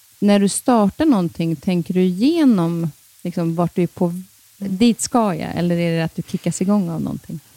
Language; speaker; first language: Swedish; native; Swedish